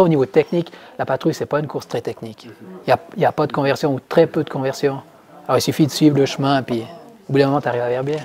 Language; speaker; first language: French; native; French